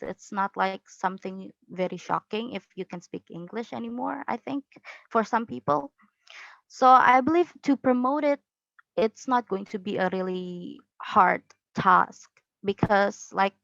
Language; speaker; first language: English; non-native, fluent; Indonesian